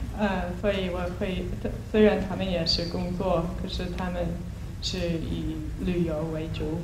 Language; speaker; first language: Chinese; non-native, fluent; English